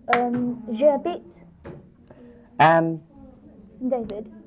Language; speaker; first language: French; non-native, learner; English